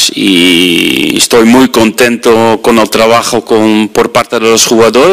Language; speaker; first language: Spanish; non-native, fluent; Dutch